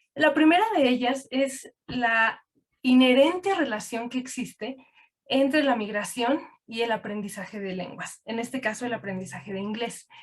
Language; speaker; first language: Spanish; native; Spanish